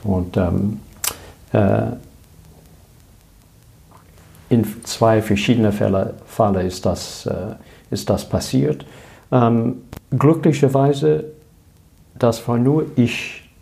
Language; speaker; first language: German; non-native, learner; English